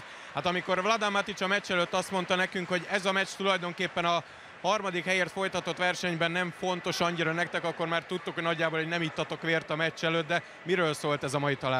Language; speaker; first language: Hungarian; native; Hungarian